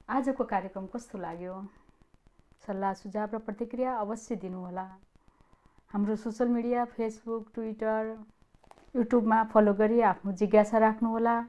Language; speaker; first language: Nepali; native; Nepali